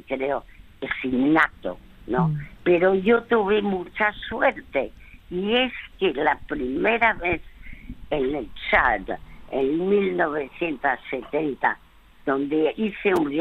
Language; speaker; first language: Spanish; early bilingual, other home language; French